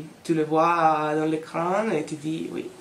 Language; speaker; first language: French; non-native, fluent; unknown